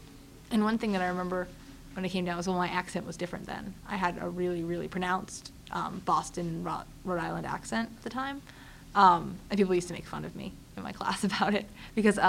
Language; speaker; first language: English; native; English